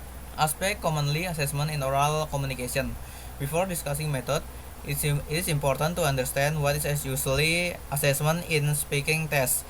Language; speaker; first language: English; non-native, learner; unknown